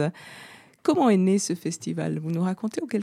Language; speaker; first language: French; native; French